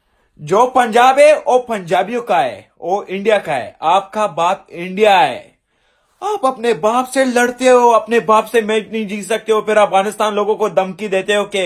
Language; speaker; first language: Hindi; non-native, fluent; Pashto